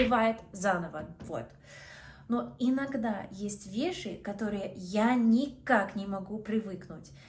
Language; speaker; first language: Russian; non-native, fluent; English